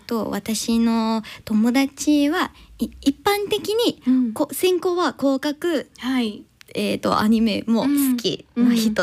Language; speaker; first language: Japanese; non-native, learner; English